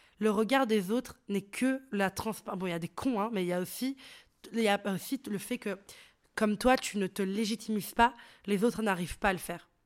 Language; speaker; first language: French; early bilingual, other home language; Arabic